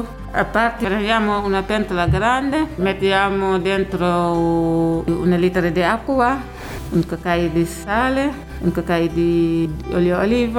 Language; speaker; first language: Italian; non-native, learner; Wolof